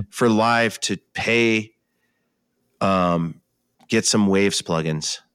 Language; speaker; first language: English; native; English